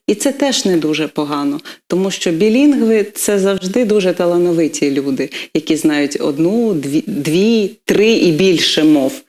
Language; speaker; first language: Ukrainian; non-native, local second language; Russian